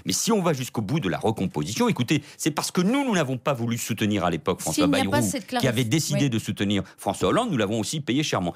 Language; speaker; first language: French; early bilingual, other home language; Catalan